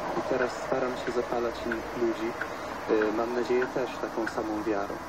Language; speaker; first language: Polish; early bilingual, heritage; Italian